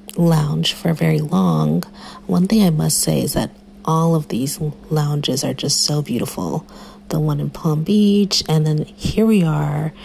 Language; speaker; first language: English; native; English